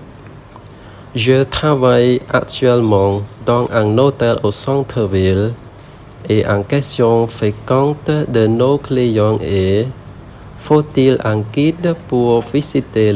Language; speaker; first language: French; non-native, learner; Khmer